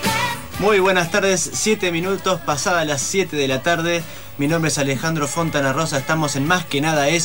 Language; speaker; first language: Spanish; native; Spanish